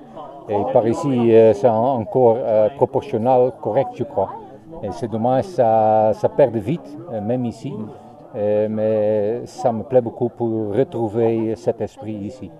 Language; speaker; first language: French; non-native, learner; Dutch